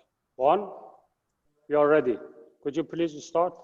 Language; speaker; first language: English; non-native, fluent; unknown